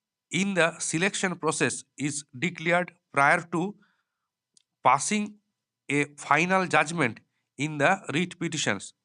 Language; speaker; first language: English; non-native, local second language; Bangla